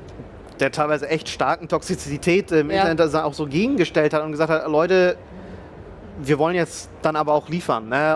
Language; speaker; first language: German; native; German